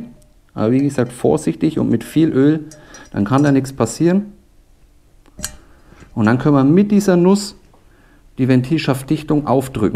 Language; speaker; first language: German; native; German